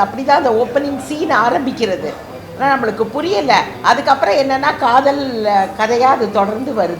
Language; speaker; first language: Tamil; native; Tamil